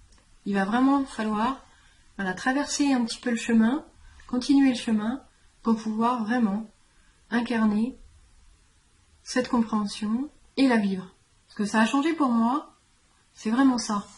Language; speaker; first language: French; native; French